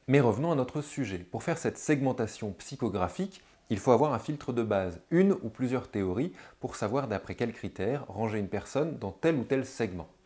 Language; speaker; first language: French; native; French